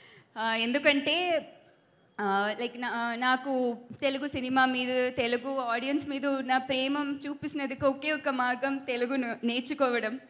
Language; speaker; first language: Telugu; non-native, learner; Tamil